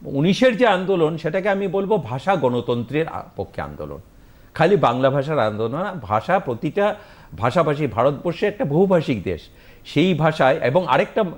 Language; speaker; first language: Bangla; native; Bangla